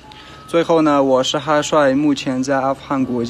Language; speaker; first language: Chinese; non-native, fluent; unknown